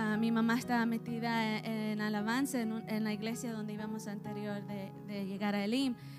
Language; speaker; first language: Spanish; early bilingual, heritage; Spanish